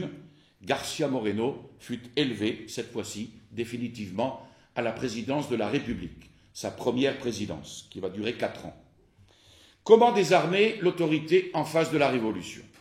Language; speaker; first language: French; native; French